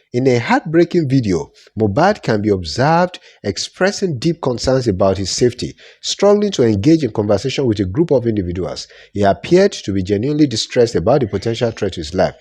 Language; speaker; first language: English; non-native, local second language; Yoruba